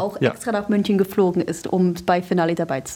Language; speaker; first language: German; non-native, fluent; English